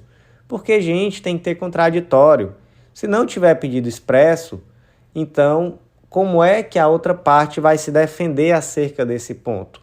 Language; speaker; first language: Portuguese; native; Portuguese